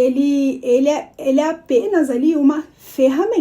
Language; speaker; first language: Portuguese; native; Portuguese